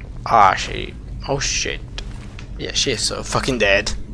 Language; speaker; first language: English; non-native, fluent; Swedish